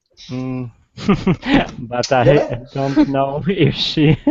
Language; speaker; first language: English; non-native, fluent; Russian